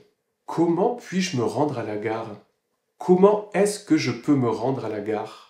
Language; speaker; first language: French; native; French